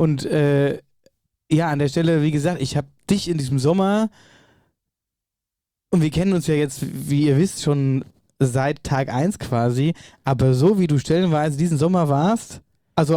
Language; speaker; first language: German; native; German